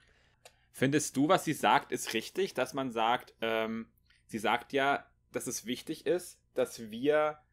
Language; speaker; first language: German; native; German